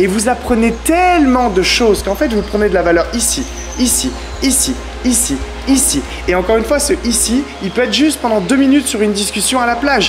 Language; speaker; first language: French; native; French